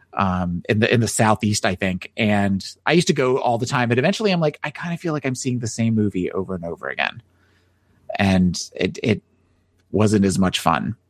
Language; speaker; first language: English; native; English